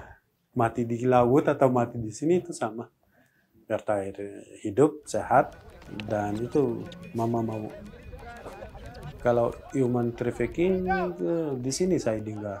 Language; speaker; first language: Indonesian; non-native, learner; Persian